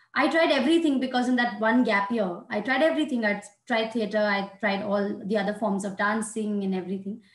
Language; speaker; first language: English; non-native, local second language; Hindi